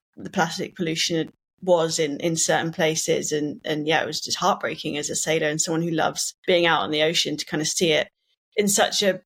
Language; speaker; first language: English; native; English